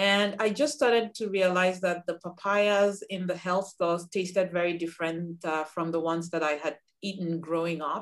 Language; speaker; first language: English; non-native, local second language; Igbo